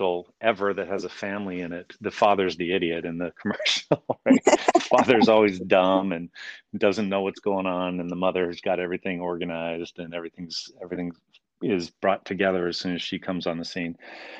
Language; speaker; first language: English; native; English